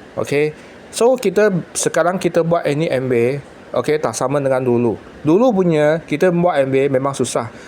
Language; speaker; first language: Malay; non-native, local second language; Chinese